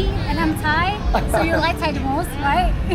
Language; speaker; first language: English; non-native, learner; Thai